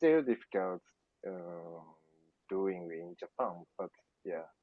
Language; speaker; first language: English; non-native, learner; Japanese